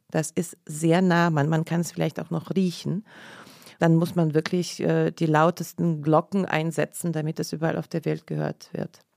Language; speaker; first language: German; non-native, fluent; Russian